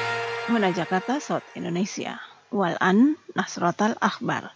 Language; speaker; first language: Arabic; non-native, fluent; Indonesian